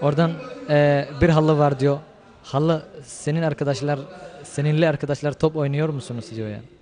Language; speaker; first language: Turkish; non-native, learner; Somali